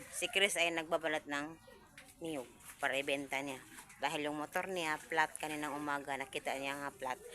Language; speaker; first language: Filipino; non-native, local second language; Cebuano